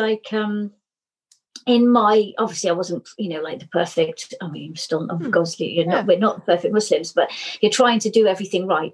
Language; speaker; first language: English; native; English